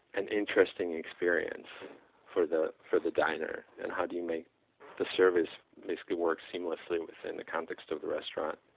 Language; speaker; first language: English; non-native, fluent; Czech